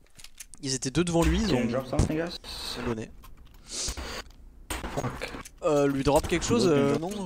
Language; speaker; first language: French; native; French